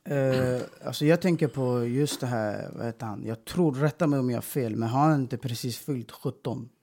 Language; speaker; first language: Swedish; early bilingual, other home language; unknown